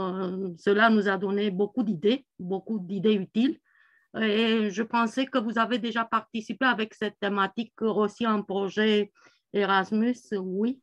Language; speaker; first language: French; non-native, fluent; Romanian